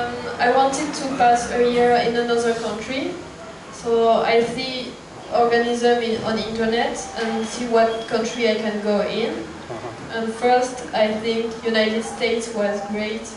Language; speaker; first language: English; non-native, fluent; French